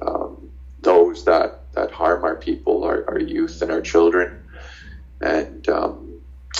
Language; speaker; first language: English; native; English